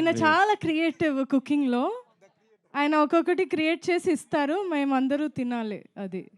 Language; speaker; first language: Telugu; non-native, fluent; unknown